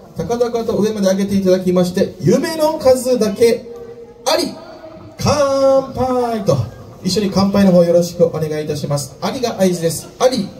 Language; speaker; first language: Japanese; native; Japanese